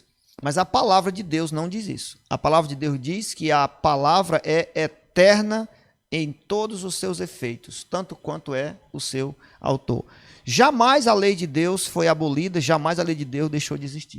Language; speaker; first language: Portuguese; native; Portuguese